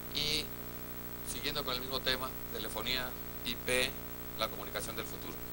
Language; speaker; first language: Spanish; native; Spanish